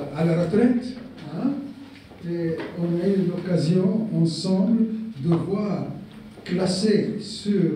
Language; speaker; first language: French; non-native, local second language; Arabic